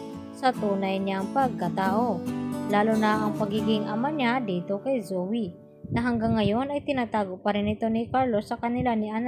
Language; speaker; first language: Filipino; native; Filipino